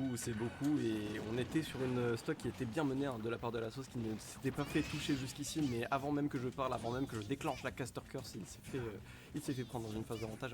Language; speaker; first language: French; native; French